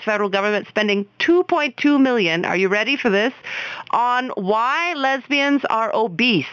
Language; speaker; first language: English; native; English